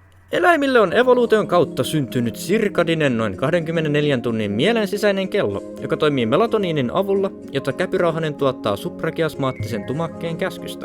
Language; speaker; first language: Finnish; native; Finnish